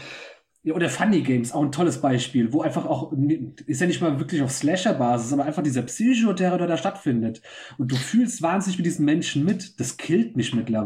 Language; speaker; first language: German; native; German